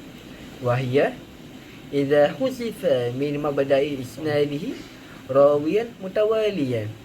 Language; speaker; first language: Arabic; non-native, learner; Malay